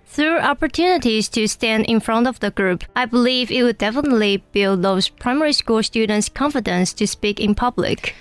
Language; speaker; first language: English; non-native, fluent; Chinese